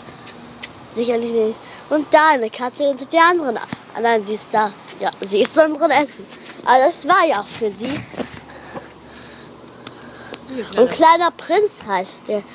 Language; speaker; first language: German; non-native, learner; French